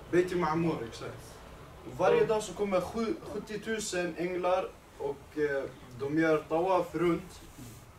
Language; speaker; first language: Swedish; early bilingual, other home language; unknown